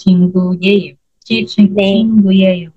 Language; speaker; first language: Korean; non-native, learner; Filipino